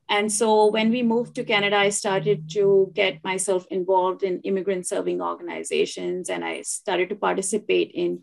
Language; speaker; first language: English; non-native, local second language; Hindi